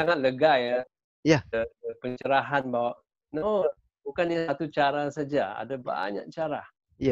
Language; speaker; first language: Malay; non-native, local second language; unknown